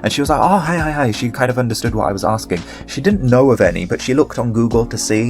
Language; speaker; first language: English; native; English